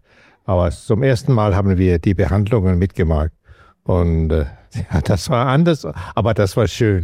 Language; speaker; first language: German; non-native, fluent; Danish